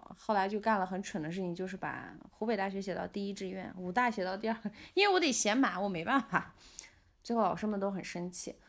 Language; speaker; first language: Chinese; non-native, local second language; Uyghur